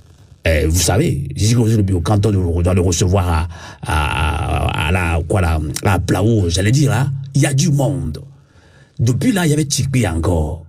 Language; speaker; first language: French; non-native, local second language; Ewe